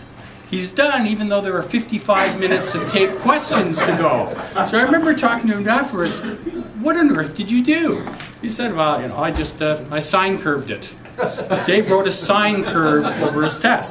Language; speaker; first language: English; native; English